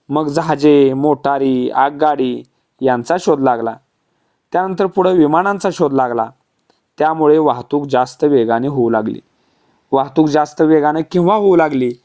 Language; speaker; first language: Marathi; native; Marathi